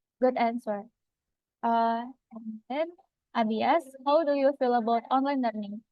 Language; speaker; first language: English; non-native, fluent; Indonesian